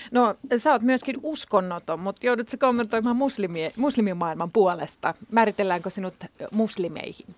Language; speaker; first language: Finnish; native; Finnish